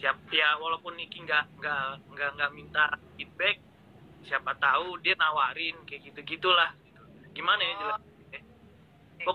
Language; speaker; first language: Indonesian; native; Indonesian